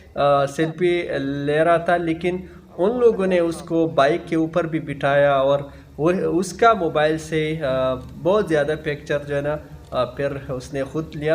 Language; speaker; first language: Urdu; non-native, local second language; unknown